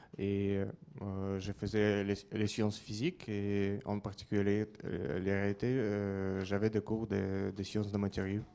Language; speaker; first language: French; non-native, fluent; Russian